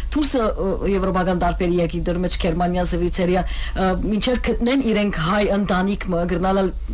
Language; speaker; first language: Armenian; native; Armenian